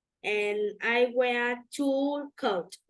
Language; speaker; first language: English; non-native, learner; Vietnamese